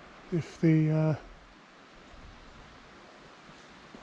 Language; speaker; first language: English; native; English